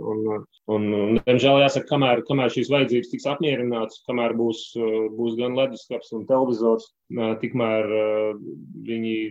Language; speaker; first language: Latvian; native; Latvian